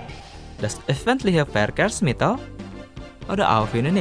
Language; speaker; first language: German; non-native, fluent; Indonesian